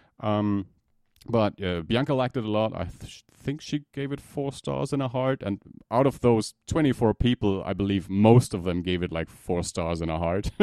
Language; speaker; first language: English; non-native, fluent; German